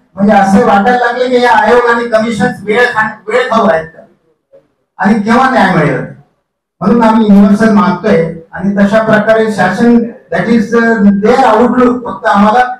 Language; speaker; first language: Marathi; non-native, local second language; Lambadi